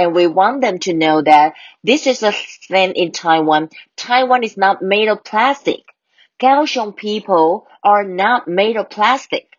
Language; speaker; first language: English; non-native, fluent; Chinese